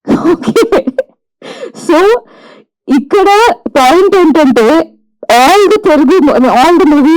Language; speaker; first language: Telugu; non-native, local second language; Malayalam